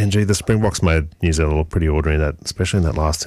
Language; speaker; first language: English; native; English